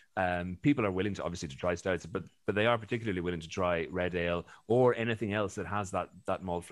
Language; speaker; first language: English; native; English